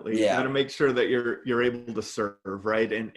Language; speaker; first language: English; native; English